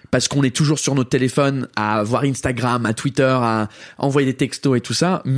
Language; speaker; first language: French; early bilingual, heritage; English